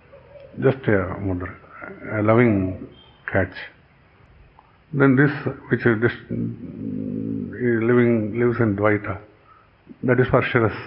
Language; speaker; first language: English; non-native, local second language; Kannada